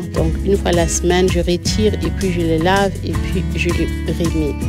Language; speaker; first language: French; non-native, local second language; Lingala